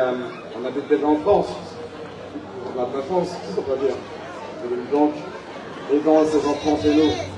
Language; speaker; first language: French; non-native, local second language; Malagasy